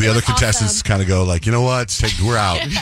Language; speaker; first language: English; native; English